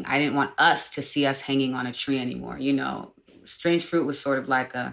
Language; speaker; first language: English; native; English